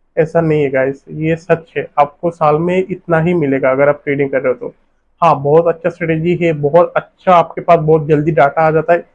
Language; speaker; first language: Hindi; non-native, local second language; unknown